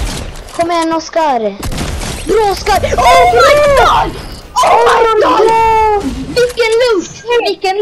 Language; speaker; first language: Swedish; early bilingual, other home language; Turkish